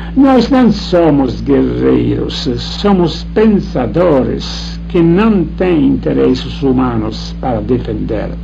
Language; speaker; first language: Portuguese; non-native, fluent; Italian